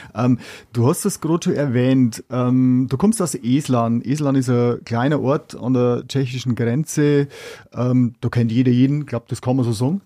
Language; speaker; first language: German; native; German